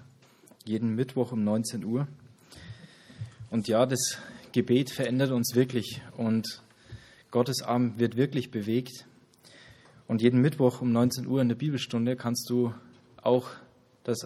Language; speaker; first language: German; native; German